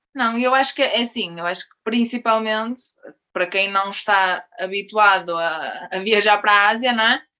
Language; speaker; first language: Portuguese; native; Portuguese